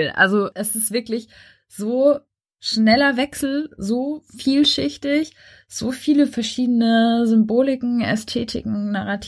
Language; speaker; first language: German; native; German